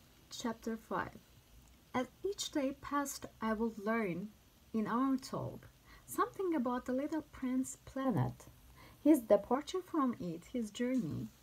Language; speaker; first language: English; non-native, fluent; Turkish